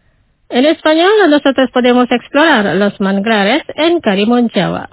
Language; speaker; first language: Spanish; non-native, fluent; Indonesian